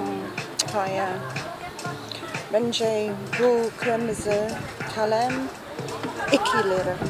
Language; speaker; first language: Turkish; non-native, learner; English